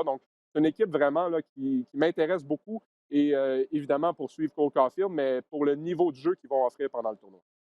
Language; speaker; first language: French; native; French